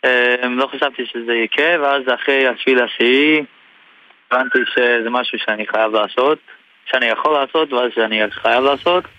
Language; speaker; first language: Hebrew; non-native, fluent; English